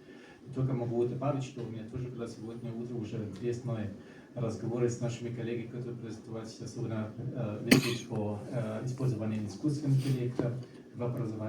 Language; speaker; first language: Russian; non-native, fluent; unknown